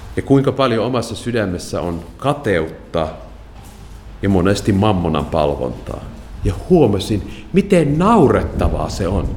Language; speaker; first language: Finnish; non-native, fluent; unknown